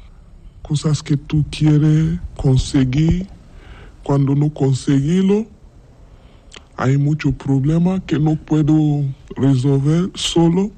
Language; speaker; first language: Spanish; non-native, learner; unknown